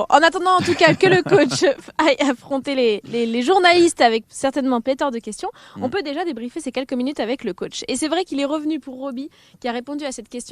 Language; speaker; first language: French; native; French